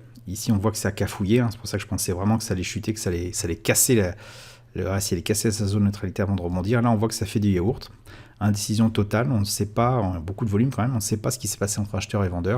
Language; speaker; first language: French; native; French